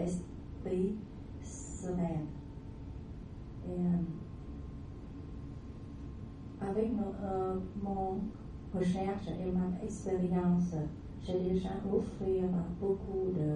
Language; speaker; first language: French; non-native, learner; Vietnamese